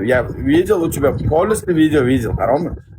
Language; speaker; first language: Russian; non-native, learner; Uzbek